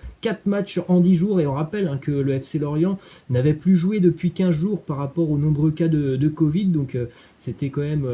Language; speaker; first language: French; native; French